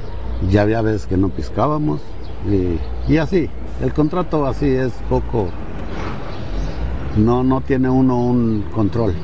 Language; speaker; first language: Spanish; native; Spanish